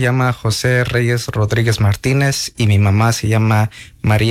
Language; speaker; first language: Spanish; early bilingual, heritage; Spanish